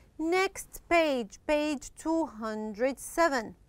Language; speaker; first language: English; non-native, fluent; Arabic